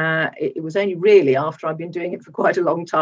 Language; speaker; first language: English; native; English